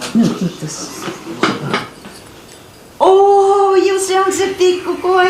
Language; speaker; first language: Finnish; early bilingual, heritage; English